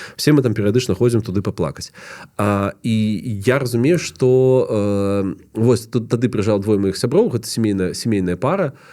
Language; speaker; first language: Belarusian; non-native, local second language; Russian